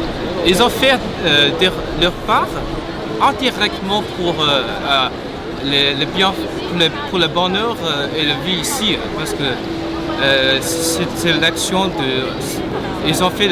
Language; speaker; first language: French; non-native, fluent; Chinese